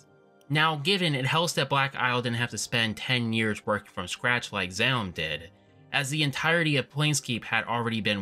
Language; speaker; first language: English; native; English